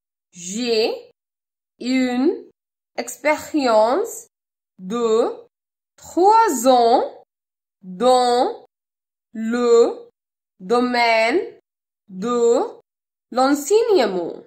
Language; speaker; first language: French; non-native, fluent; Hindi